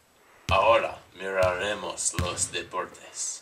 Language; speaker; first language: Spanish; non-native, learner; English